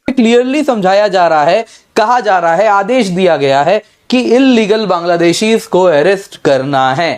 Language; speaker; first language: Hindi; native; Hindi